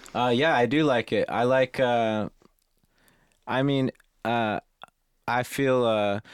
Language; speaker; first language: English; native; English